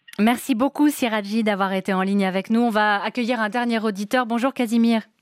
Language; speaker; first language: French; native; French